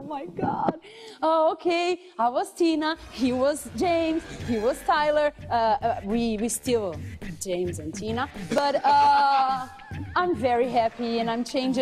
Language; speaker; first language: English; non-native, learner; Portuguese